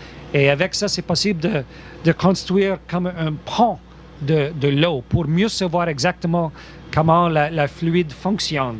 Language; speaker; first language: French; non-native, local second language; English